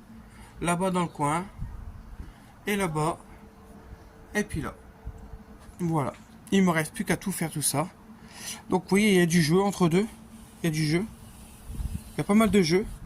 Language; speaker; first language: French; native; French